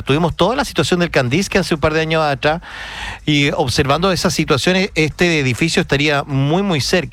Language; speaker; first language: Spanish; native; Spanish